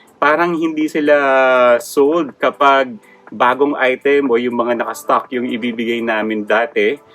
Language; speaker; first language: Filipino; native; Filipino